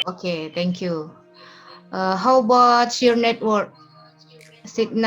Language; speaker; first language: English; non-native, learner; Indonesian